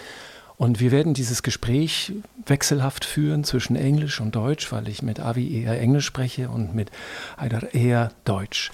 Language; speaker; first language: German; native; German